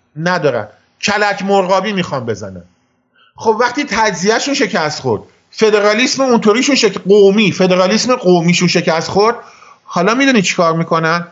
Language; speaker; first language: Persian; native; Persian